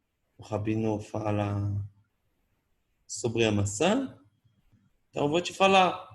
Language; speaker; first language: Portuguese; non-native, fluent; Hebrew